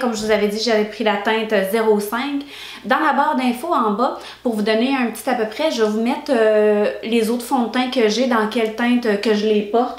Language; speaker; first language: French; native; French